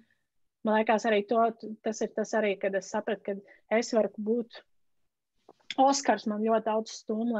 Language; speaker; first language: Latvian; native; Latvian